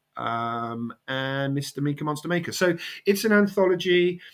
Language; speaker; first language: English; native; English